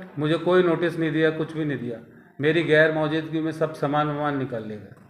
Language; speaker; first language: Hindi; native; Hindi